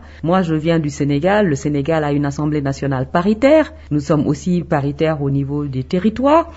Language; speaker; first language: French; non-native, local second language; Wolof